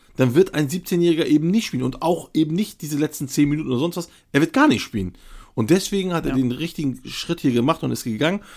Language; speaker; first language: German; early bilingual, other home language; Turkish